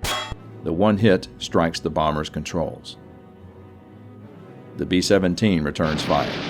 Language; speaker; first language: English; native; English